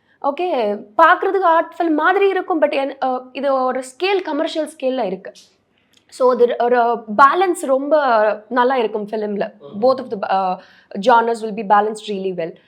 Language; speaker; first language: Tamil; non-native, learner; Telugu